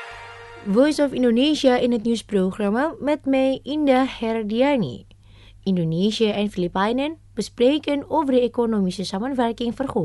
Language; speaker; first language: Dutch; non-native, learner; Indonesian